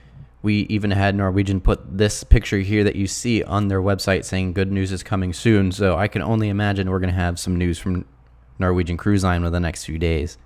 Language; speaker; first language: English; native; English